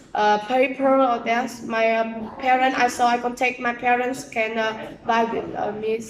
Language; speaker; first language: English; non-native, learner; Vietnamese